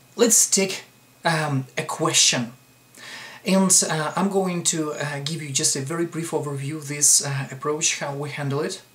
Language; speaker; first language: English; non-native, fluent; Russian